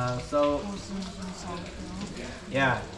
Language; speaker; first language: English; non-native, fluent; Vietnamese